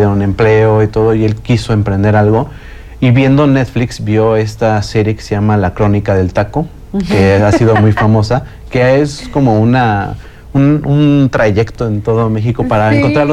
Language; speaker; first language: Spanish; native; Spanish